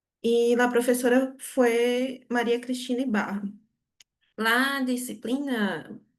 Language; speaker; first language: Spanish; non-native, learner; Portuguese